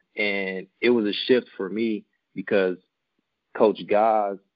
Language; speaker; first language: English; native; English